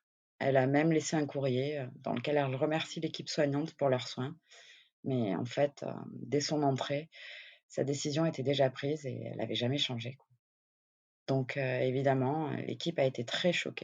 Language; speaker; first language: French; native; French